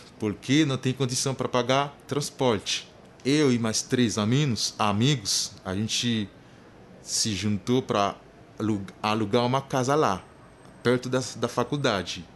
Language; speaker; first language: Portuguese; non-native, learner; Haitian Creole